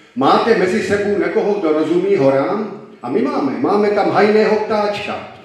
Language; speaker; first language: Czech; native; Czech